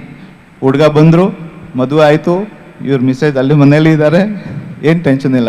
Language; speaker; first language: Kannada; non-native, fluent; Hindi